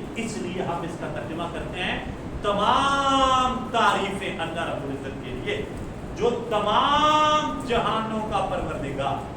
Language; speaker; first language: Urdu; non-native, local second language; Punjabi